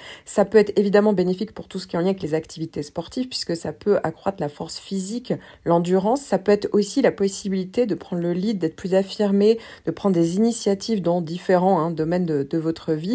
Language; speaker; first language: French; native; French